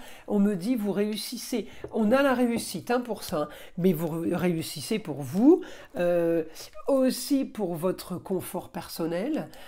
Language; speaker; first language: French; native; French